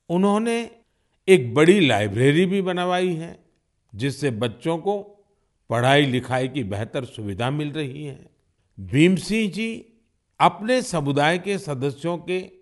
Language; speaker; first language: Hindi; non-native, local second language; Gujarati